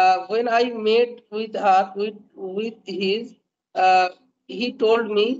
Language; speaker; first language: English; non-native, learner; Hindi